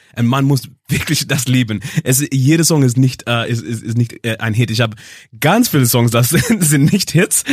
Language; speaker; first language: German; non-native, learner; English